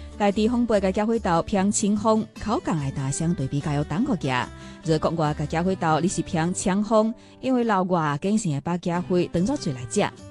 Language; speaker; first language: Chinese; non-native, local second language; Cantonese